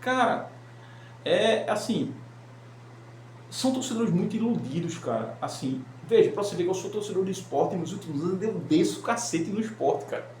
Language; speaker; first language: Portuguese; native; Portuguese